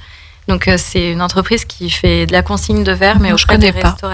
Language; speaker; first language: French; native; French